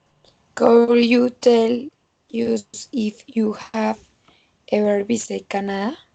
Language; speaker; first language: English; non-native, learner; Spanish